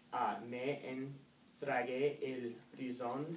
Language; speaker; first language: Spanish; non-native, learner; English